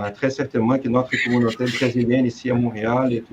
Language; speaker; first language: French; non-native, fluent; Portuguese